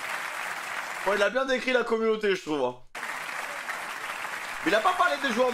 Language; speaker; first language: French; native; French